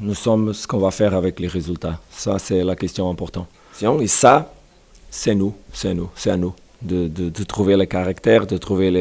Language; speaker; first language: French; non-native, fluent; Portuguese